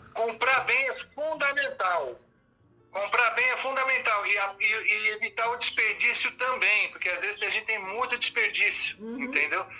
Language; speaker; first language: Portuguese; native; Portuguese